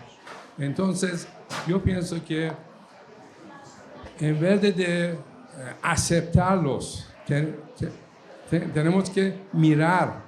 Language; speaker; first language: Spanish; non-native, fluent; Persian